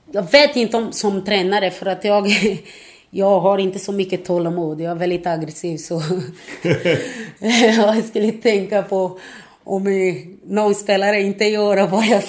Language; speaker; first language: Swedish; non-native, fluent; Portuguese